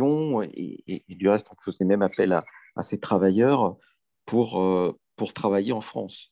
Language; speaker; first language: French; native; French